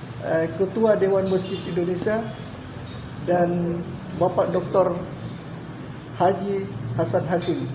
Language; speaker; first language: Indonesian; native; Indonesian